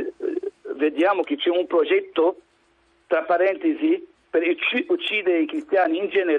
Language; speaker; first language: Italian; non-native, fluent; Arabic